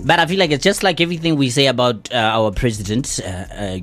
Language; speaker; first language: English; non-native, local second language; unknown